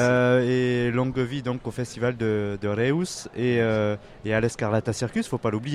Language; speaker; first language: French; native; French